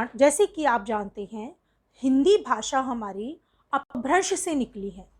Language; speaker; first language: Hindi; native; Hindi